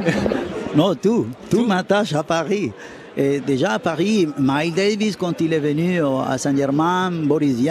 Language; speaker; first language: French; non-native, fluent; Spanish